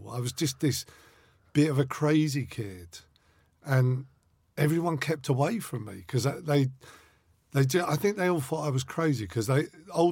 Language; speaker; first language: English; native; English